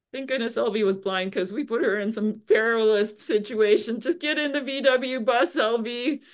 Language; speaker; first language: English; native; English